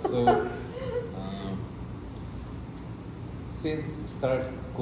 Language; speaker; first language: English; non-native, learner; Korean